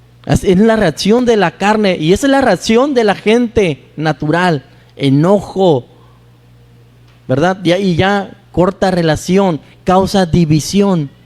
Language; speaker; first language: Spanish; native; Spanish